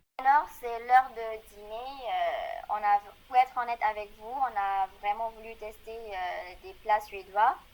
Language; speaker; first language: French; non-native, fluent; Burmese